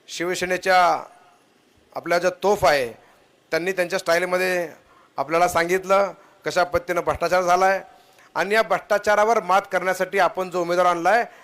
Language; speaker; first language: Marathi; native; Marathi